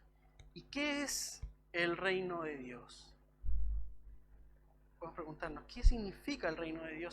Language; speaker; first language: Spanish; native; Spanish